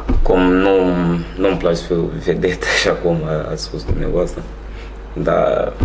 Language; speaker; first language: Romanian; non-native, fluent; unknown